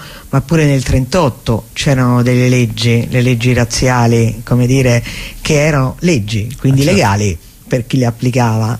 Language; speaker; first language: Italian; native; Italian